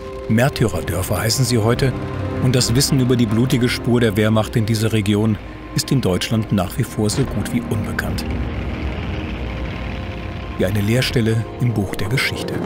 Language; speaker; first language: German; native; German